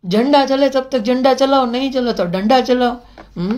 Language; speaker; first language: Hindi; non-native, local second language; Gujarati